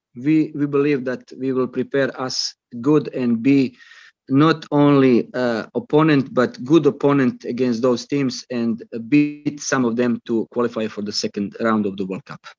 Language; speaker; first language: English; non-native, fluent; Croatian